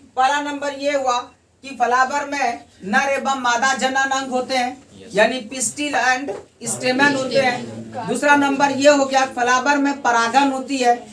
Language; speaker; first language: Hindi; native; Hindi